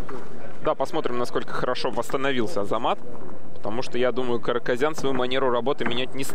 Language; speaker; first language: Russian; native; Russian